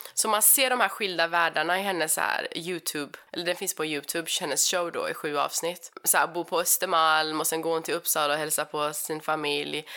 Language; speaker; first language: Swedish; early bilingual, heritage; Swedish